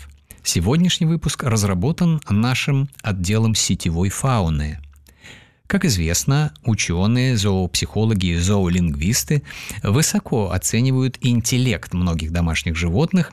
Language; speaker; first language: Russian; native; Russian